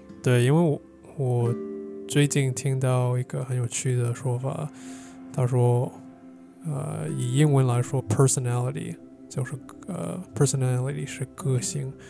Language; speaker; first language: Chinese; non-native, fluent; English